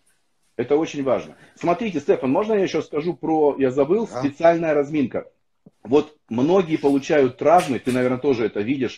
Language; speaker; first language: Russian; native; Russian